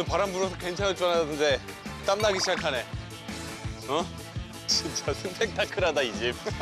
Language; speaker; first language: Korean; native; Korean